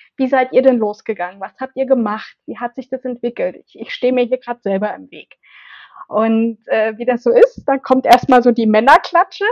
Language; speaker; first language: German; native; German